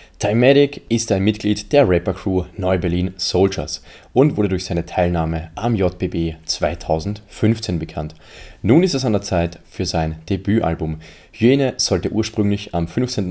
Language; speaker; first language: German; native; German